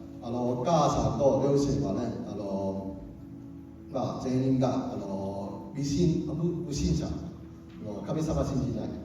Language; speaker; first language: Japanese; non-native, learner; Cantonese